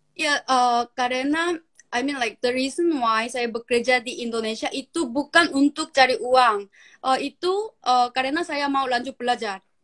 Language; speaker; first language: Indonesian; non-native, learner; Korean